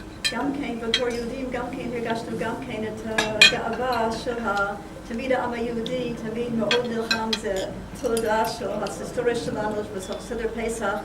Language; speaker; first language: Hebrew; non-native, fluent; English